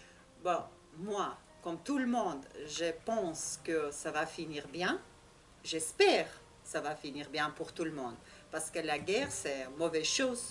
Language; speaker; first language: French; non-native, learner; Russian